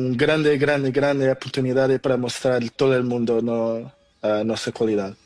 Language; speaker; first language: Spanish; non-native, learner; Portuguese